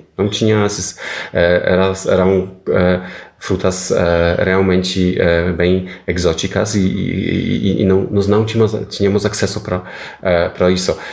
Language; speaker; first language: Portuguese; non-native, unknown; Polish